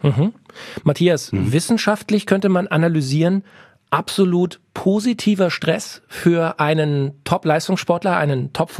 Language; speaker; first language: German; native; German